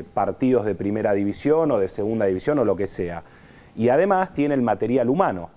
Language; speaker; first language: Spanish; native; Spanish